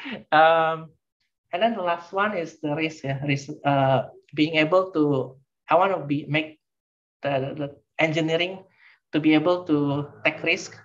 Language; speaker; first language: English; non-native, fluent; Indonesian